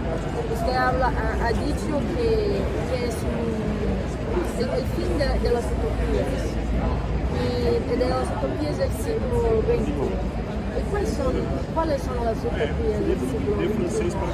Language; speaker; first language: Spanish; non-native, fluent; Portuguese